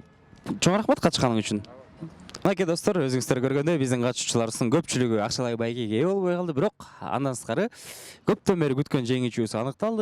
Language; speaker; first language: Kyrgyz; native; Kyrgyz